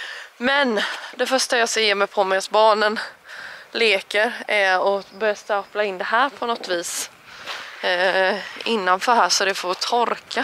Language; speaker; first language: Swedish; native; Swedish